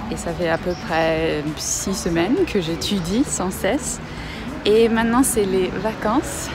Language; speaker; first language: French; non-native, fluent; English